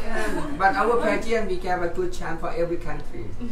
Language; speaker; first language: English; non-native, learner; Thai